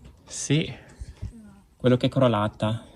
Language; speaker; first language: Italian; non-native, learner; Filipino